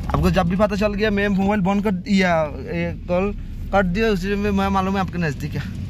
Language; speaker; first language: Hindi; non-native, learner; Bangla